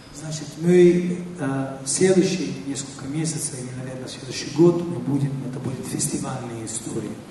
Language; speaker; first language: Russian; non-native, fluent; Italian